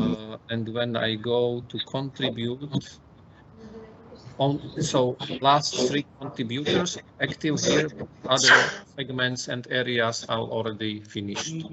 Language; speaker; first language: English; non-native, fluent; Slovak